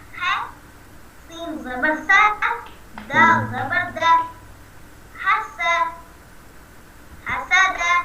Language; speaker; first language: Arabic; non-native, learner; Urdu